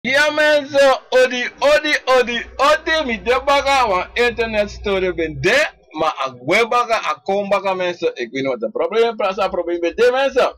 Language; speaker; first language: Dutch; non-native, local second language; Sranan Tongo